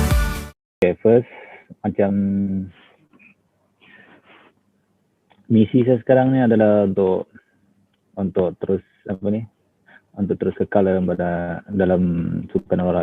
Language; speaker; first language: Malay; non-native, local second language; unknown